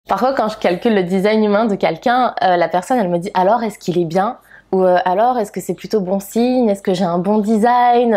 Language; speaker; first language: French; native; French